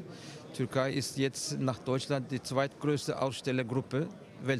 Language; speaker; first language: German; non-native, fluent; Turkish